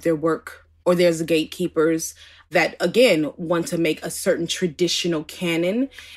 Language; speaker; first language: English; native; English